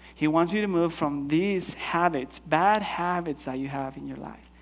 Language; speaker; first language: English; non-native, fluent; Spanish